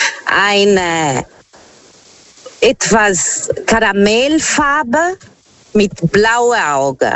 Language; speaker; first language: German; non-native, fluent; Portuguese